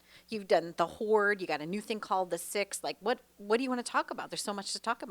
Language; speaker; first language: English; native; English